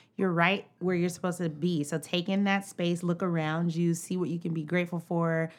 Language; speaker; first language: English; native; English